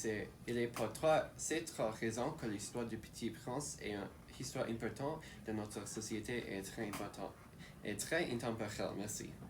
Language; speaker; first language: French; non-native, local second language; English